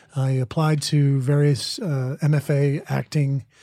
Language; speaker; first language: English; native; English